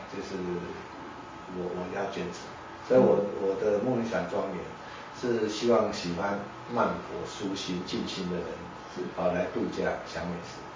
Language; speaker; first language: Chinese; native; Chinese